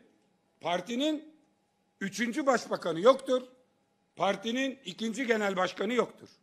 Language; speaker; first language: Turkish; native; Turkish